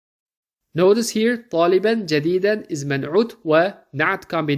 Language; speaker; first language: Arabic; non-native, fluent; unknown